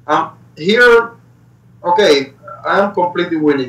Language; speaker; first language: English; non-native, learner; Spanish